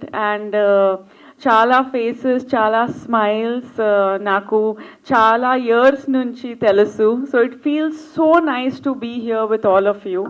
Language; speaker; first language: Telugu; non-native, fluent; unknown